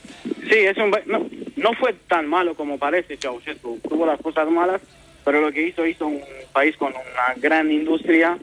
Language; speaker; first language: Spanish; non-native, fluent; Romanian